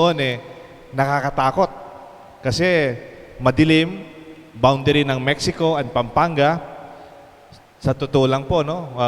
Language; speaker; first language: Filipino; non-native, local second language; Pampanga